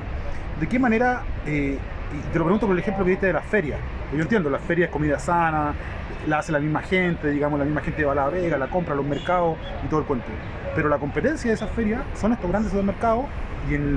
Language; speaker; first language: Spanish; native; Spanish